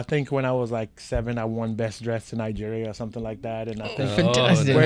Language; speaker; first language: English; non-native, local second language; Yoruba